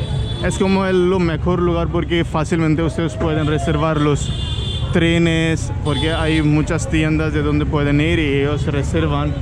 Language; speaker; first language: Spanish; non-native, learner; Hindi